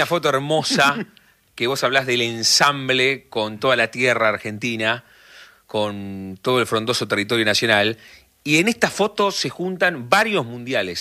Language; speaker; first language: Spanish; native; Spanish